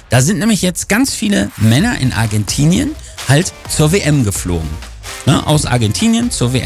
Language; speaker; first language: German; native; German